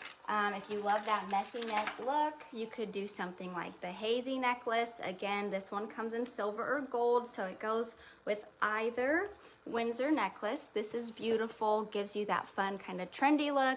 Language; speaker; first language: English; native; English